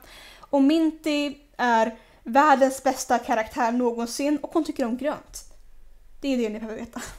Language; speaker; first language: Swedish; native; Swedish